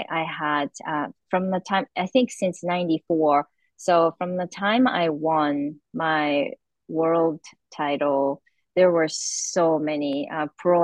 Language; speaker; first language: English; non-native, fluent; Japanese